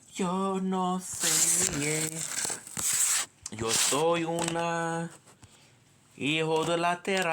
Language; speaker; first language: Spanish; non-native, learner; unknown